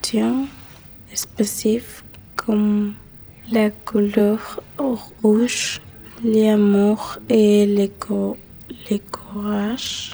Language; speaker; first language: French; non-native, learner; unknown